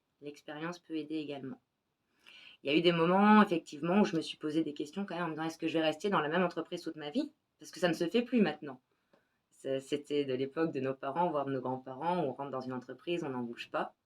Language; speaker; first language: French; native; French